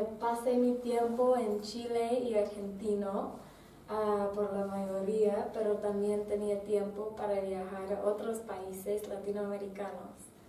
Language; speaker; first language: Spanish; non-native, fluent; English